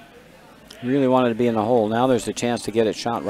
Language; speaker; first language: English; native; English